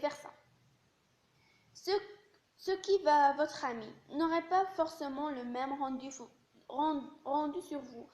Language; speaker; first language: French; non-native, local second language; Arabic